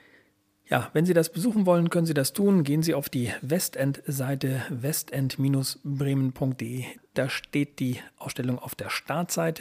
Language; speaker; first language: German; native; German